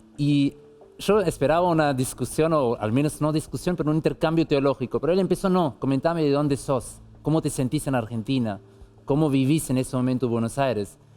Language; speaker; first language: Spanish; non-native, fluent; German